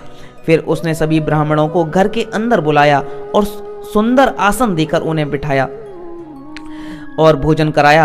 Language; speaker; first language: Hindi; native; Hindi